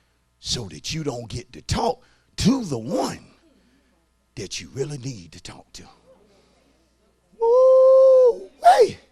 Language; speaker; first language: English; native; English